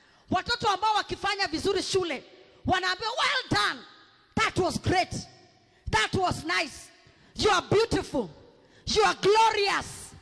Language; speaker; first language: English; non-native, local second language; Swahili